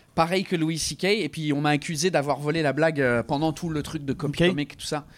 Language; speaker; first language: French; non-native, fluent; English